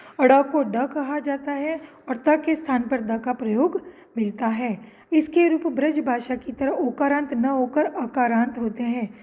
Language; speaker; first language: Hindi; native; Hindi